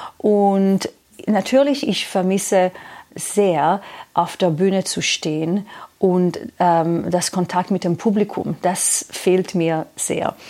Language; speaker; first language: German; non-native, fluent; Hebrew